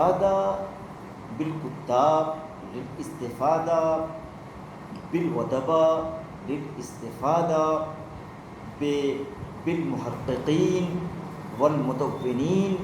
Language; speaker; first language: Arabic; non-native, fluent; Urdu